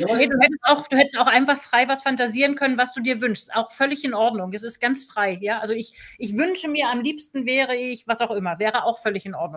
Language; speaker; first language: German; native; German